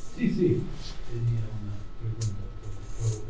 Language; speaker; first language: Spanish; non-native, learner; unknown